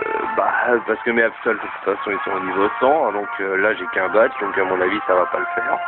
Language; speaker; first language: French; native; French